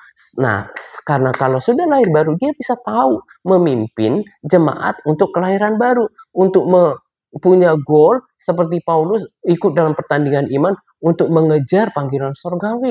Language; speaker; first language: Indonesian; native; Indonesian